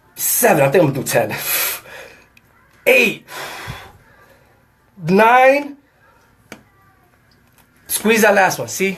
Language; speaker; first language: English; native; English